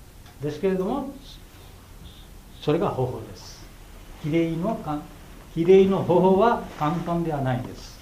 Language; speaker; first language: Japanese; non-native, fluent; Bangla